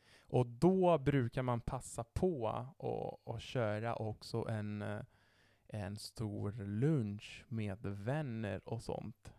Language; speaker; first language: Swedish; non-native, fluent; Italian